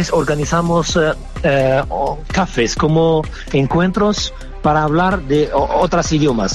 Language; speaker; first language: Spanish; non-native, fluent; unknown